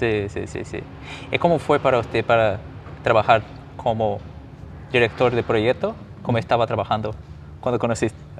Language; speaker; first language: Spanish; non-native, learner; Portuguese